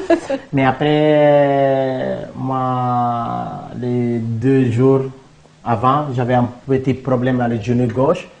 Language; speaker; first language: French; non-native, learner; Spanish